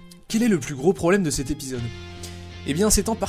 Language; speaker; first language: French; native; French